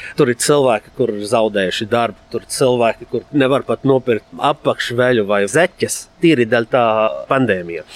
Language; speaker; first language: Latvian; non-native, fluent; Arabic